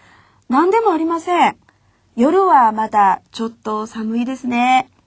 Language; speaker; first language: Japanese; non-native, fluent; Korean